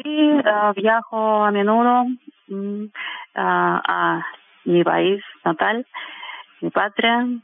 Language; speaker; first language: Spanish; non-native, fluent; Russian